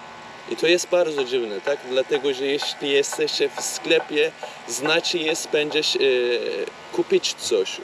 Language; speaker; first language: Polish; non-native, learner; Turkish